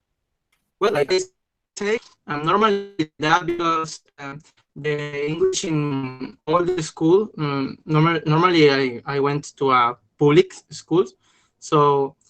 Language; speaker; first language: English; non-native, learner; Spanish